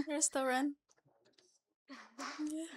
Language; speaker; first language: English; non-native, learner; Indonesian